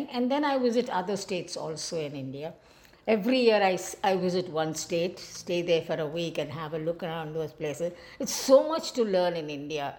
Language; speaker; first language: English; non-native, local second language; Malayalam